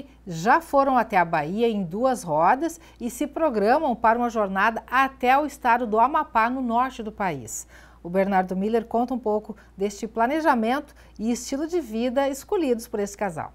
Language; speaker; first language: Portuguese; native; Portuguese